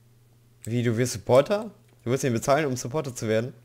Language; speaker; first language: German; native; German